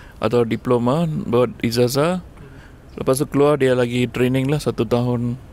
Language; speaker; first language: Malay; non-native, local second language; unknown